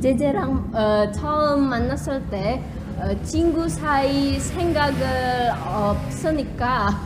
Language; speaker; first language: Korean; non-native, learner; Indonesian